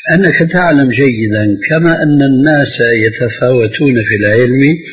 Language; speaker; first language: Arabic; early bilingual, other home language; Albanian